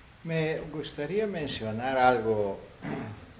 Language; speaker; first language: Spanish; non-native, fluent; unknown